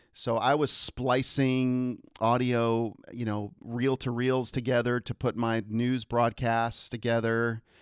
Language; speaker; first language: English; early bilingual, other home language; German